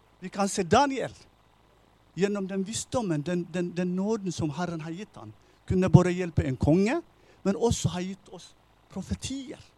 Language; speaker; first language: Norwegian; non-native, fluent; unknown